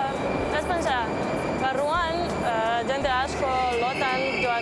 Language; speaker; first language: Basque; non-native, learner; Russian